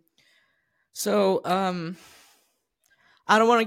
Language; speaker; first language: English; non-native, fluent; Icelandic